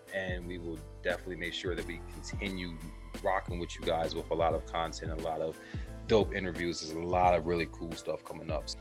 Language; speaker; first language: English; native; English